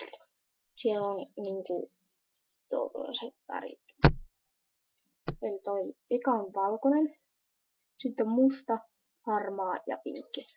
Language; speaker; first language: Finnish; native; Finnish